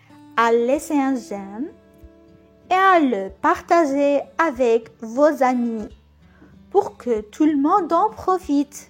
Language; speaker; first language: French; non-native, local second language; Arabic